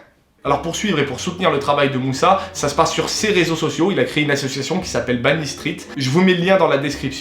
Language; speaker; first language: French; native; French